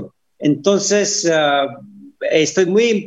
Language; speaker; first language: Spanish; non-native, fluent; Hindi